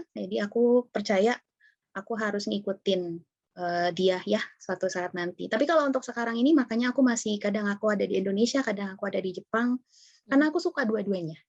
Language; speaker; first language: Indonesian; native; Indonesian